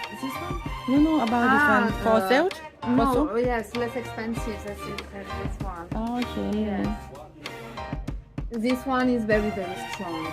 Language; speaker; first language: English; non-native, learner; Thai